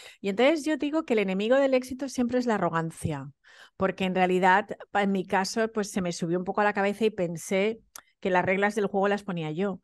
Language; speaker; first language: Spanish; early bilingual, other home language; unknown